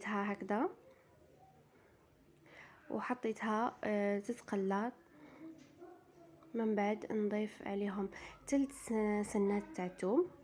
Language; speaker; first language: Arabic; native; Arabic